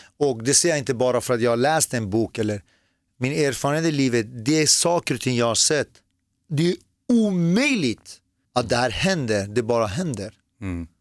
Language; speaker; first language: Swedish; early bilingual, other home language; Persian